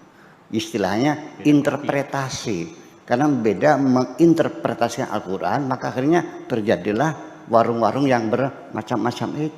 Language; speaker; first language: Indonesian; native; Indonesian